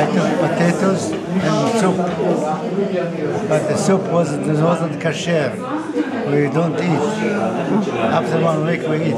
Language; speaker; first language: English; non-native, learner; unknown